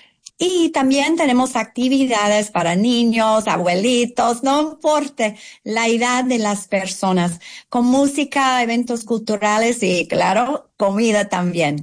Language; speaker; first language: Spanish; non-native, fluent; English